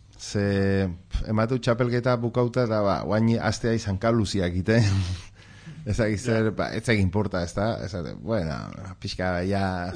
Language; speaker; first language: Basque; non-native, local second language; Spanish